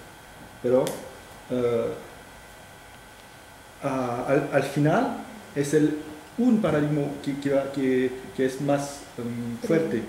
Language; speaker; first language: Spanish; non-native, fluent; French